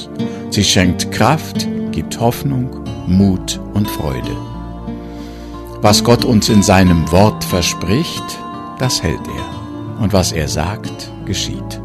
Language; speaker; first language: German; native; German